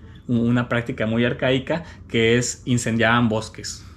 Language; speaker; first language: Spanish; native; Spanish